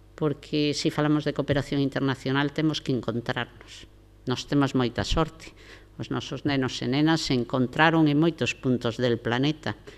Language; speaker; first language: Galician; non-native, local second language; Spanish